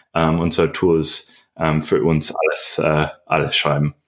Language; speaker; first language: German; non-native, learner; English